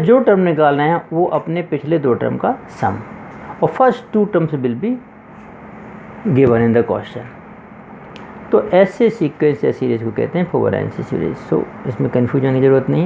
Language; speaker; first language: Hindi; native; Hindi